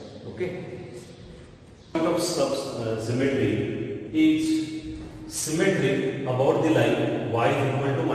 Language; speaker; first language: English; non-native, local second language; Marathi